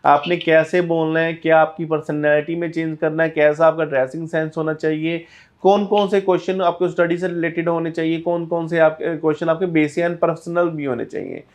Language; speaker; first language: Hindi; non-native, local second language; Punjabi